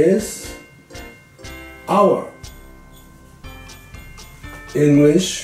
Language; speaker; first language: English; non-native, fluent; Japanese